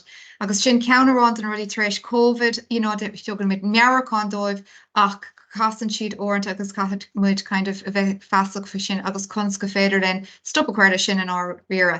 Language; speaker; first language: Irish; non-native, local second language; English